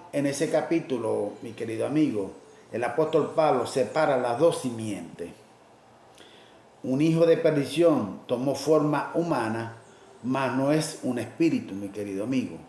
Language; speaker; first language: Spanish; native; Spanish